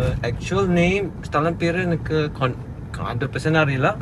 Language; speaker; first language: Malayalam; early bilingual, heritage; Malayalam